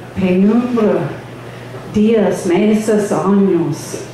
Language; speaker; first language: Spanish; non-native, learner; English